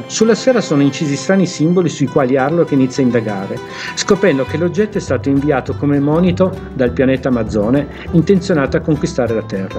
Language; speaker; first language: Italian; native; Italian